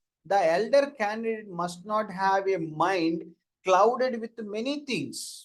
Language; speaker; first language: English; non-native, local second language; Telugu